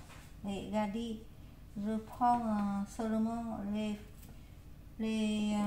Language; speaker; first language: French; non-native, learner; Vietnamese